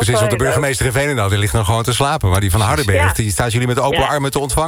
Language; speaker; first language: Dutch; native; Dutch